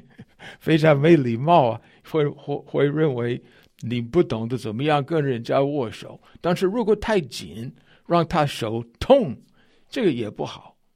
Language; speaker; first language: Chinese; non-native, fluent; English